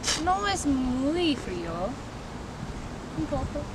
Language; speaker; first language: Spanish; non-native, learner; English